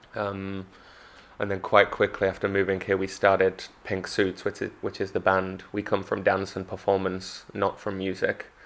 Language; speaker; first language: English; native; English